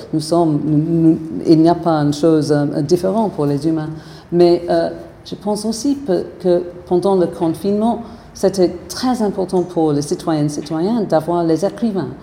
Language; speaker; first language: French; non-native, fluent; English